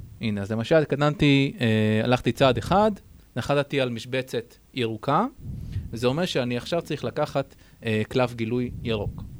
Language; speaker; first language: Hebrew; native; Hebrew